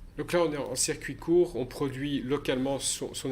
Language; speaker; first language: French; native; French